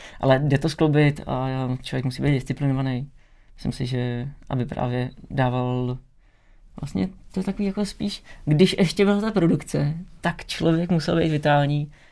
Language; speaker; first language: Czech; native; Czech